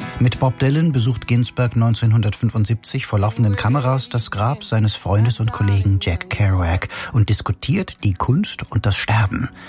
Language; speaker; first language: German; native; German